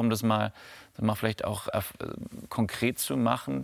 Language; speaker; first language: German; native; German